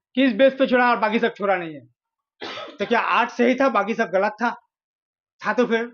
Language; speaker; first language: Hindi; non-native, local second language; Bangla